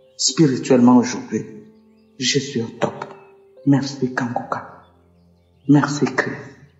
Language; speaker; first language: French; non-native, local second language; Lingala